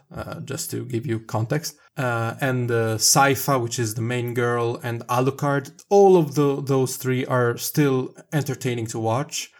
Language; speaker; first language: English; non-native, fluent; Italian